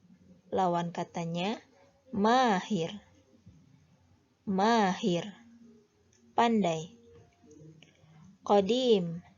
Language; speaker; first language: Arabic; non-native, fluent; Indonesian